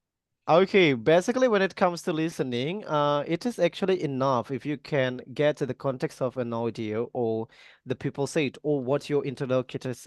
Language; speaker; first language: English; non-native, fluent; Indonesian